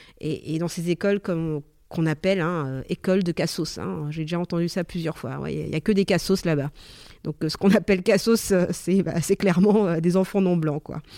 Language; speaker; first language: French; native; French